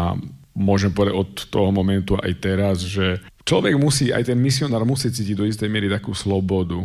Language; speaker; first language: Slovak; native; Slovak